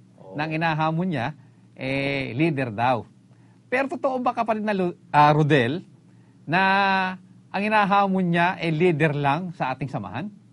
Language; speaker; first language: Filipino; native; Filipino